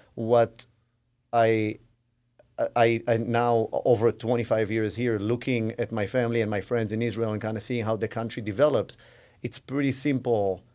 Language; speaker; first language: English; non-native, fluent; Hebrew